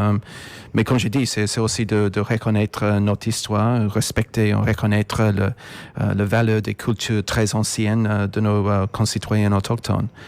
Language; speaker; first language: French; non-native, fluent; English